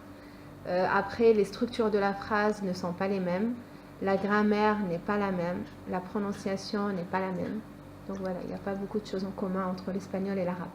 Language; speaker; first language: French; native; French